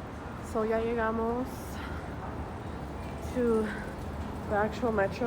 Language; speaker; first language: Spanish; early bilingual, heritage; Spanish